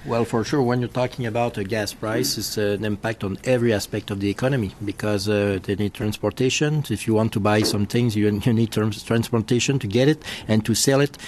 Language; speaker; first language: English; non-native, fluent; French